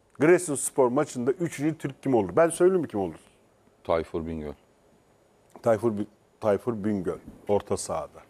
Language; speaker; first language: Turkish; native; Turkish